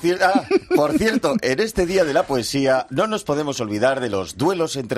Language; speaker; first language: Spanish; native; Spanish